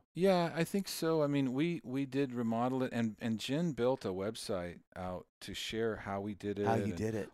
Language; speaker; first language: English; native; English